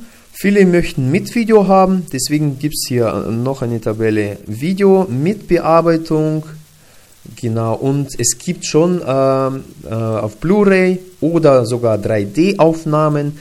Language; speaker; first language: German; non-native, fluent; Russian